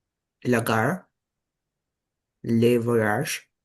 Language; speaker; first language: French; non-native, learner; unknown